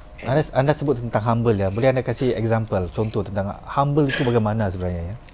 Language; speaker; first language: Malay; native; Malay